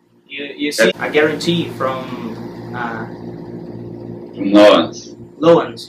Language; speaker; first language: English; non-native, learner; Portuguese